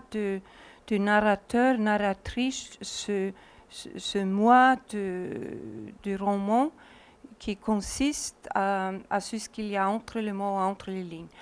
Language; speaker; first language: French; non-native, fluent; Icelandic